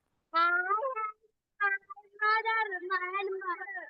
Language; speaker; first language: English; non-native, learner; Hindi